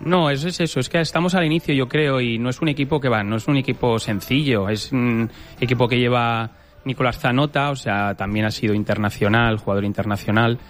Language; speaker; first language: Spanish; native; Spanish